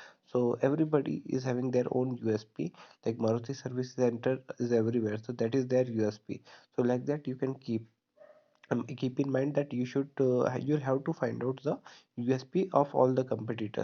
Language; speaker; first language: English; non-native, local second language; Hindi